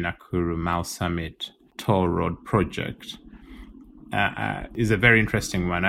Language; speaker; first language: English; non-native, local second language; Ganda